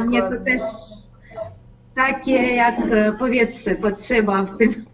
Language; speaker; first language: Polish; non-native, learner; Ukrainian